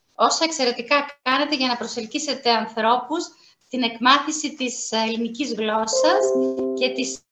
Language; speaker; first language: Greek; native; Greek